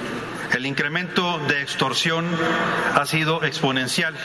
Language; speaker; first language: Spanish; native; Spanish